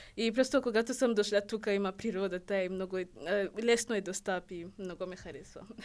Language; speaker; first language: Bulgarian; non-native, learner; Rundi